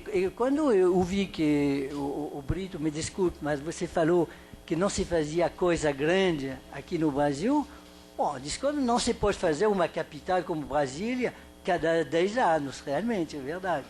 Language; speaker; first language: Portuguese; non-native, fluent; French